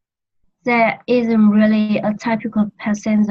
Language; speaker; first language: English; non-native, learner; Vietnamese